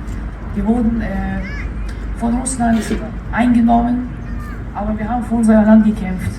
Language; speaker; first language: German; early bilingual, other home language; Chechen